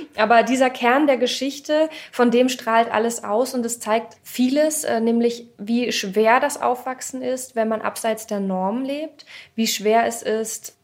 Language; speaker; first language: German; native; German